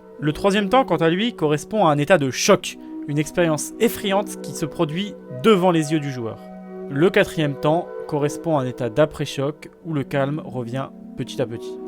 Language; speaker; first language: French; native; French